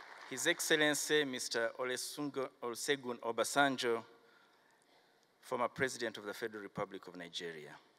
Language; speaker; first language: English; non-native, local second language; Kinyarwanda